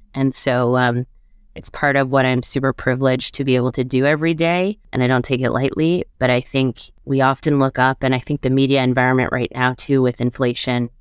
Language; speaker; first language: English; native; English